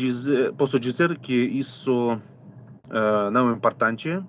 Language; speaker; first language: Portuguese; non-native, fluent; Russian